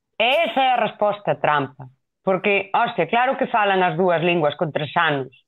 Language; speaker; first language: Galician; non-native, local second language; Spanish